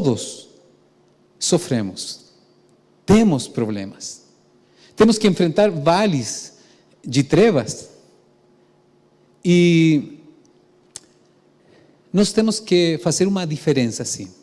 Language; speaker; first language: Portuguese; non-native, fluent; Spanish